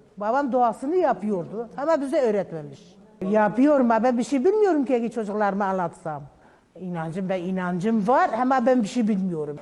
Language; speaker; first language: Turkish; non-native, local second language; Kurdish